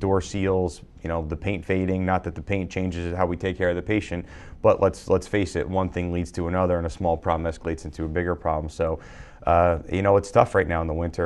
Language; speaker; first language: English; native; English